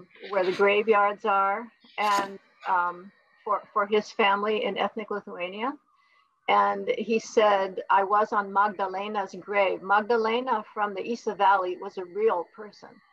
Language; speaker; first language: English; early bilingual, other home language; Polish